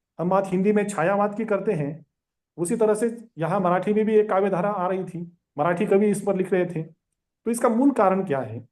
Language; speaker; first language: Hindi; non-native, local second language; Marathi